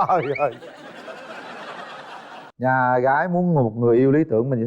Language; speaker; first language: Vietnamese; native; Vietnamese